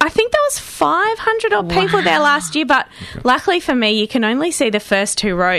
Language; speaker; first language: English; native; English